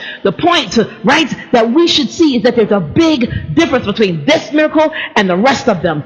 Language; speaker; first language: English; native; English